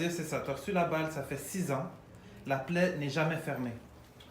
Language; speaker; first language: French; native; French